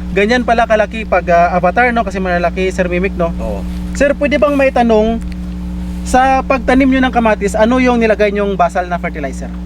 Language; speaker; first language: Filipino; non-native, local second language; Hiligaynon